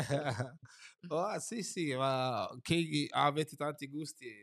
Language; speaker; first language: Italian; non-native, fluent; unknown